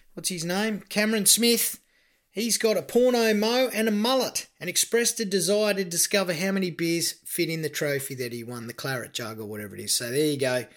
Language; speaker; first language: English; native; English